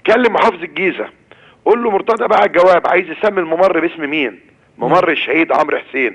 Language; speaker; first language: Arabic; native; Arabic